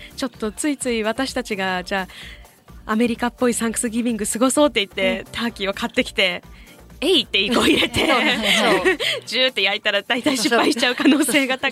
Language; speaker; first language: Japanese; native; Japanese